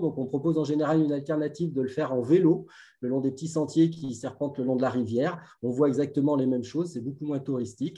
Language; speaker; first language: French; native; French